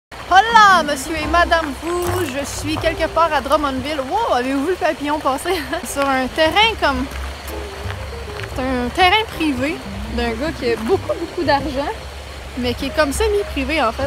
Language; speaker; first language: French; native; French